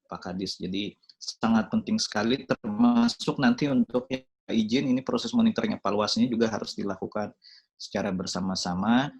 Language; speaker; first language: Indonesian; native; Indonesian